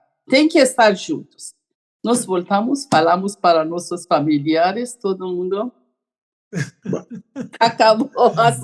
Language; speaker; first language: Portuguese; non-native, learner; Persian